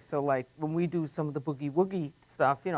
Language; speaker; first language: English; native; English